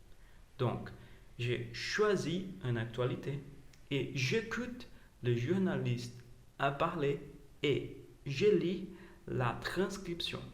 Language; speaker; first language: French; non-native, learner; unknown